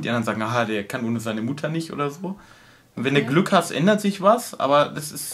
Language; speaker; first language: German; native; German